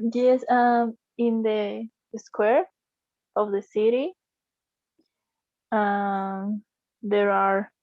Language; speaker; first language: English; non-native, learner; Spanish